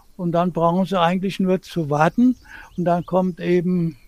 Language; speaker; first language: German; native; German